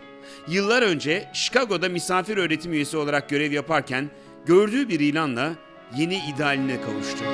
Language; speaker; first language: Turkish; native; Turkish